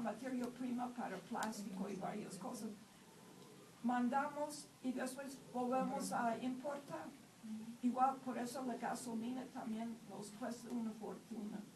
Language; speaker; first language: Spanish; non-native, fluent; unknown